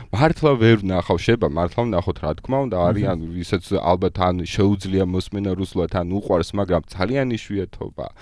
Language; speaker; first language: Georgian; native; Georgian